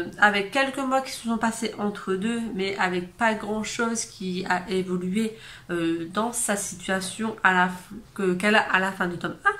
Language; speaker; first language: French; native; French